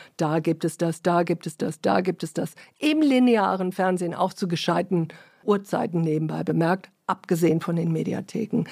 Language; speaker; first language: German; early bilingual, other home language; English